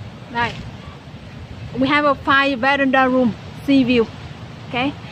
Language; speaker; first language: English; non-native, learner; Vietnamese